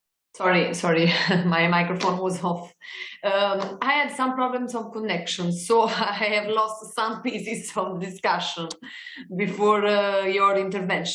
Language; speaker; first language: English; non-native, fluent; Italian